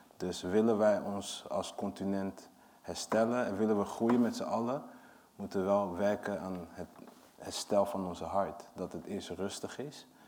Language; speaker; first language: Dutch; early bilingual, other home language; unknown